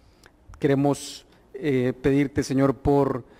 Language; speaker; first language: Spanish; native; Spanish